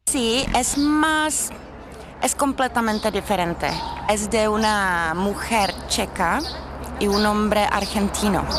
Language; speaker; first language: Spanish; non-native, fluent; Czech